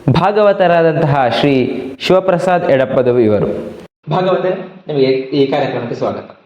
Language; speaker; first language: Kannada; native; Kannada